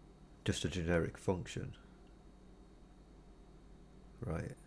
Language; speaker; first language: English; native; English